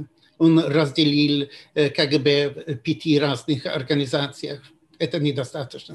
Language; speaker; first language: Russian; non-native, fluent; Swedish